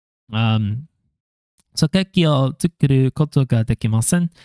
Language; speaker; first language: Japanese; non-native, learner; English